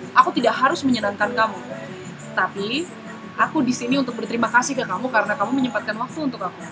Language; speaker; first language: Indonesian; native; Indonesian